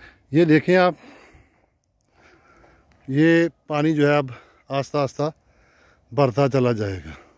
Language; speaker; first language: Urdu; non-native, local second language; Punjabi